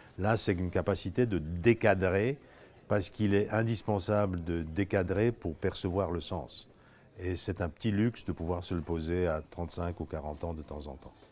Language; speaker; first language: French; non-native, fluent; Polish